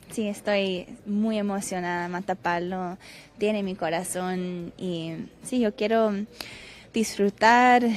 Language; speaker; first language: Spanish; early bilingual, heritage; Spanish